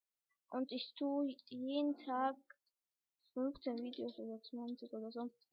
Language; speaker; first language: German; early bilingual, other home language; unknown